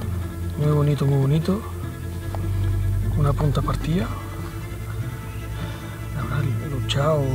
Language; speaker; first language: Spanish; native; Spanish